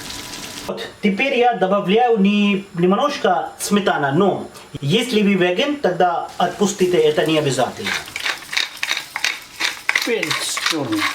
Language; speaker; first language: Russian; non-native, fluent; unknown